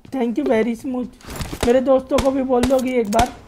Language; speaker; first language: Hindi; native; Hindi